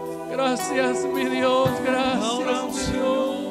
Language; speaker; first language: Spanish; native; Spanish